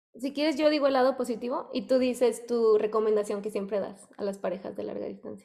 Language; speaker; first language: Spanish; native; Spanish